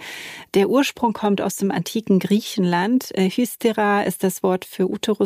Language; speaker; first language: German; native; German